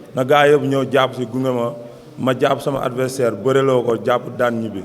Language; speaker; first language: Wolof; native; Wolof